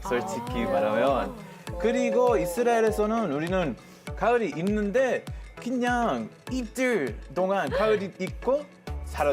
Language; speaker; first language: Korean; non-native, fluent; Hebrew